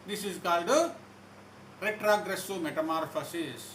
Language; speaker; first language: English; non-native, local second language; Telugu